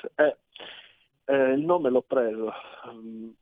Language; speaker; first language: Italian; native; Italian